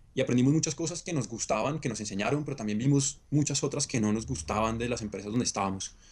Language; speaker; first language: Spanish; native; Spanish